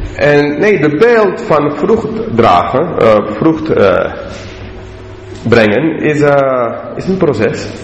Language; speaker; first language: Dutch; non-native, learner; English